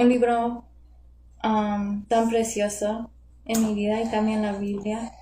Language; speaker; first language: Spanish; non-native, learner; English